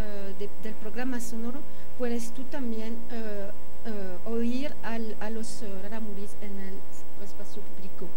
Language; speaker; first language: Spanish; non-native, fluent; French